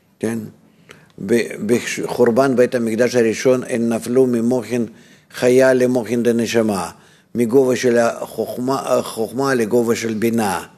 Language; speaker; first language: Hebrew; non-native, fluent; Russian